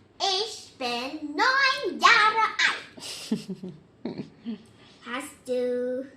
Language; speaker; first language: German; non-native, learner; Vietnamese